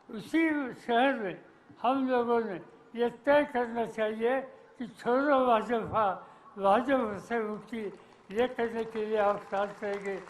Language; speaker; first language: Hindi; non-native, local second language; Marathi